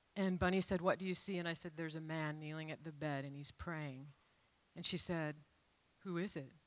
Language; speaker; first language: English; native; English